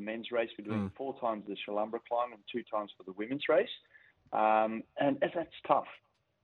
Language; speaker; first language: English; native; English